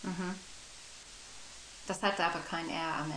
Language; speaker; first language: German; non-native, fluent; English